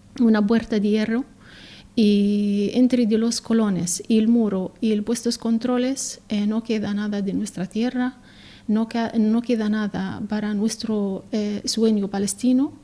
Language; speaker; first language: Spanish; non-native, learner; Arabic